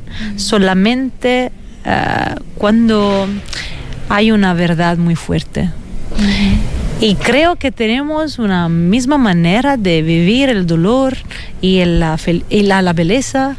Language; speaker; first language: Spanish; non-native, fluent; Italian